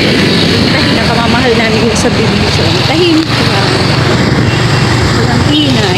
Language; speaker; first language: Filipino; non-native, local second language; Waray